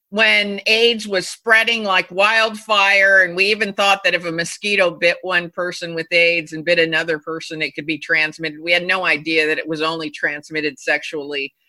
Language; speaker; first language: English; non-native, fluent; Japanese